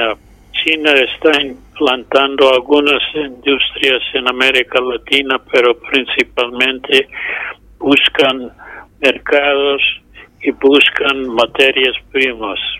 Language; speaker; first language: Spanish; non-native, fluent; English